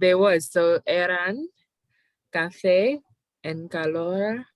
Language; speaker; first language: Spanish; non-native, learner; English